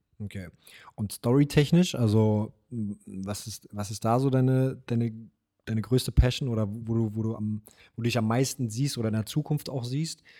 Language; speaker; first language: German; native; German